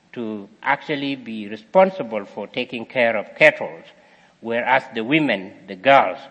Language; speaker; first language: English; non-native, fluent; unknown